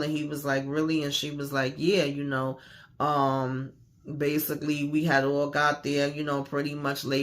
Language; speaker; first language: English; native; English